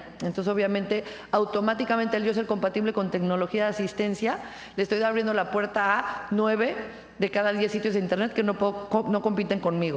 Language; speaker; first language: Spanish; native; Spanish